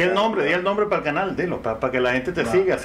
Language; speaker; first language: Spanish; native; Spanish